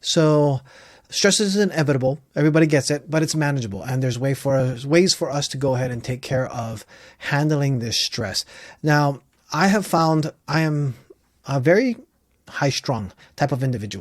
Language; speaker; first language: English; native; English